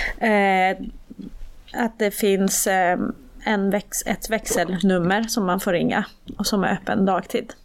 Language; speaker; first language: Swedish; early bilingual, other home language; Persian